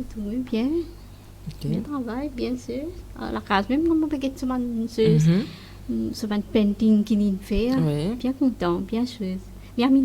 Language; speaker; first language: French; non-native, local second language; Morisyen